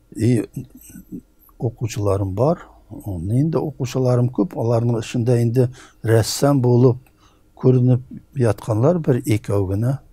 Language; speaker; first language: Tatar; early bilingual, heritage; Tatar